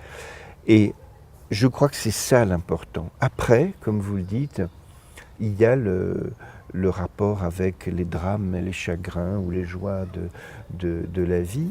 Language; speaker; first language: French; native; French